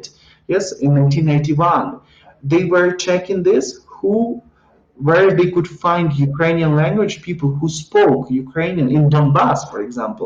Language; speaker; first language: English; non-native, fluent; Ukrainian